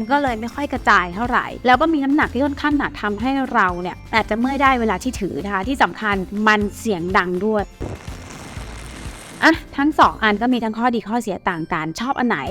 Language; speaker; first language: Thai; native; Thai